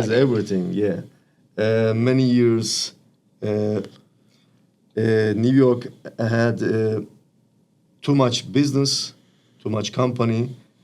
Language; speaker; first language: English; non-native, learner; Turkish